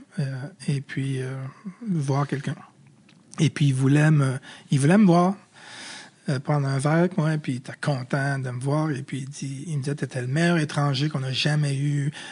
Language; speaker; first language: French; early bilingual, other home language; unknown